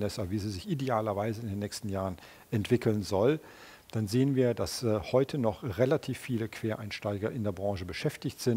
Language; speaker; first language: German; native; German